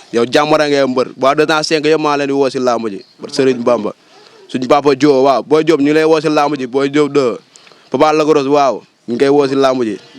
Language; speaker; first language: Wolof; native; Wolof